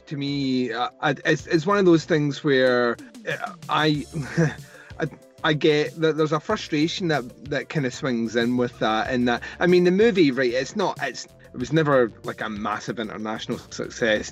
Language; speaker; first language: English; native; English